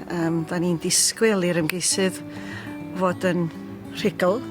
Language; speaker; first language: Welsh; native; Welsh